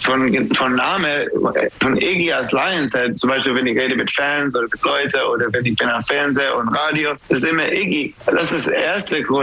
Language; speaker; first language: German; non-native, fluent; English